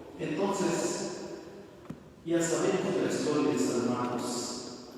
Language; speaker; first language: Spanish; non-native, fluent; Arabic